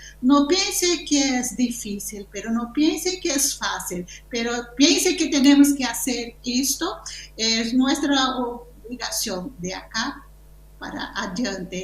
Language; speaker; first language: Spanish; non-native, learner; Portuguese